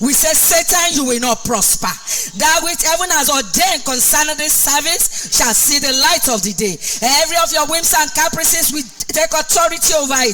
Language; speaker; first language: English; non-native, local second language; Yoruba